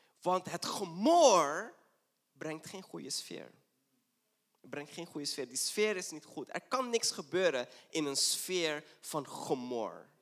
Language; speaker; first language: Dutch; non-native, fluent; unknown